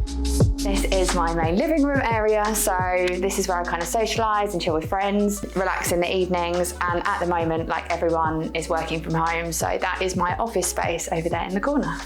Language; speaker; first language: English; native; English